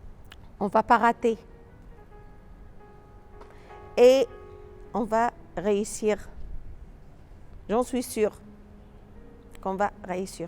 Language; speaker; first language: French; non-native, local second language; Arabic